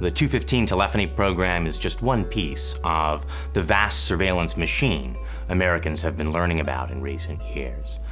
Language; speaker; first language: English; native; English